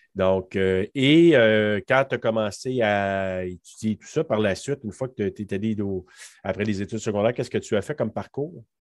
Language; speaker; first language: French; native; French